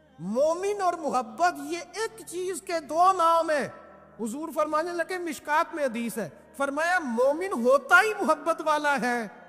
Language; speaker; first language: Urdu; non-native, local second language; Punjabi